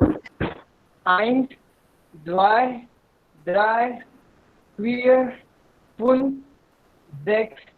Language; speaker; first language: German; non-native, learner; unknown